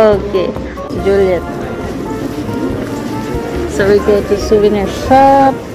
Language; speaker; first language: English; non-native, local second language; Filipino